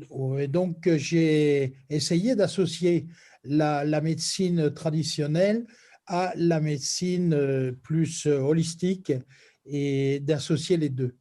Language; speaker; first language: French; native; French